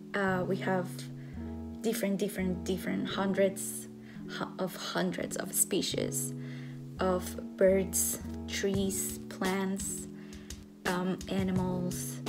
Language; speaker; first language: English; non-native, fluent; Spanish